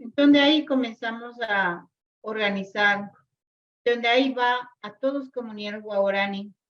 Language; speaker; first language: Spanish; non-native, local second language; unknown